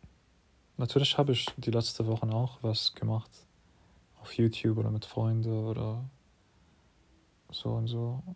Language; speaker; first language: German; non-native, fluent; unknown